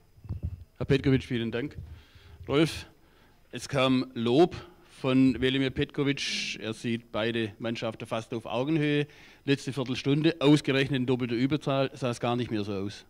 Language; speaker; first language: German; native; German